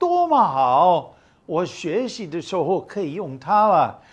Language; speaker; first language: Chinese; non-native, fluent; English